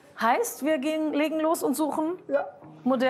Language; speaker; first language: German; native; German